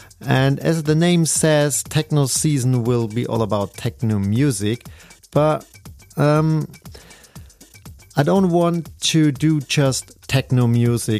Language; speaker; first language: English; non-native, fluent; German